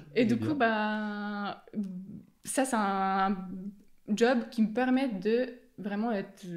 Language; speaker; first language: French; non-native, fluent; Polish